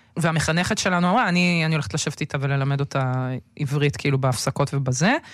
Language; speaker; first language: Hebrew; early bilingual, other home language; Russian